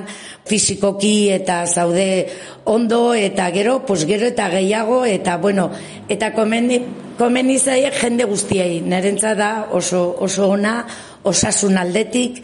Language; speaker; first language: Basque; non-native, local second language; Spanish